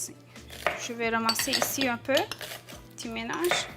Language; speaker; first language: French; non-native, learner; Turkish